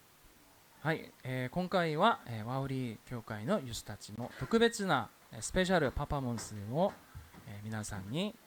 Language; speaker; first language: Japanese; non-native, fluent; Korean